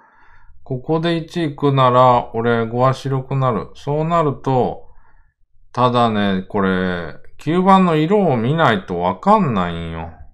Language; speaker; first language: Japanese; native; Japanese